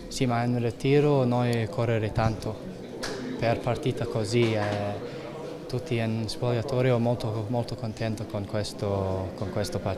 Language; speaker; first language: Italian; non-native, learner; English